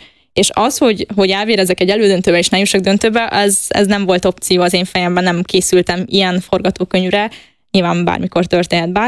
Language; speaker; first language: Hungarian; native; Hungarian